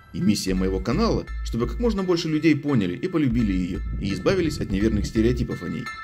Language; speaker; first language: Russian; native; Russian